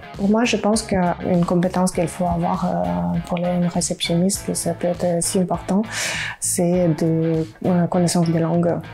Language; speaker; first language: French; non-native, fluent; Ukrainian